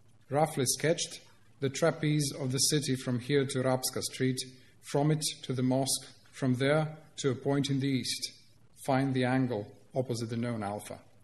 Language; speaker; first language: English; non-native, fluent; Croatian